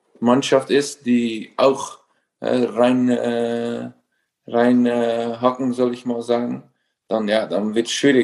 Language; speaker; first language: German; non-native, fluent; Dutch